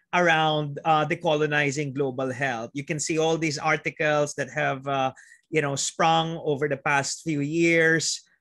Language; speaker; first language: English; non-native, local second language; Filipino